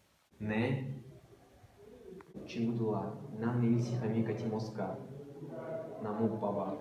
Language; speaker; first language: Korean; non-native, learner; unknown